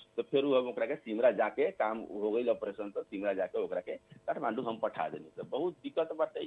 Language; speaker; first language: Bhojpuri; native; Bhojpuri